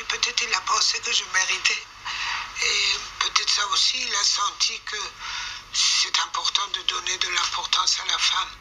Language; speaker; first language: French; non-native, fluent; Persian